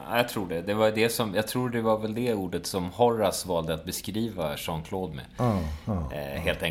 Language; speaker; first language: Swedish; native; Swedish